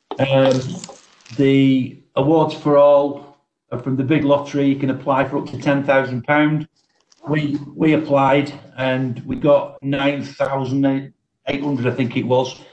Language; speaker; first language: English; native; English